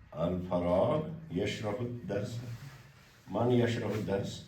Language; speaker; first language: Arabic; non-native, fluent; Urdu